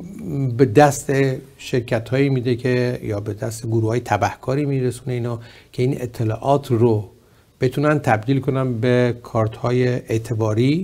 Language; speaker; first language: Persian; native; Persian